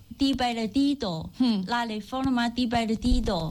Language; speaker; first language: Spanish; non-native, learner; Chinese